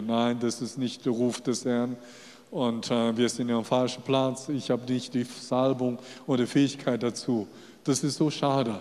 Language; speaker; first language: German; non-native, fluent; Chinese